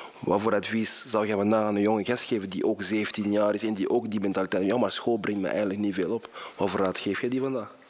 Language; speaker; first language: Dutch; early bilingual, other home language; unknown